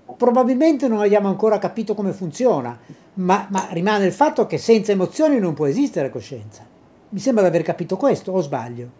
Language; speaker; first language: Italian; native; Italian